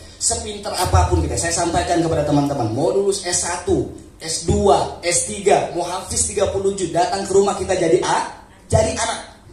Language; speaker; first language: Indonesian; non-native, local second language; Sundanese